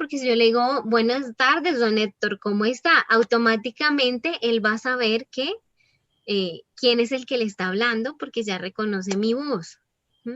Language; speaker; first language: Spanish; native; Spanish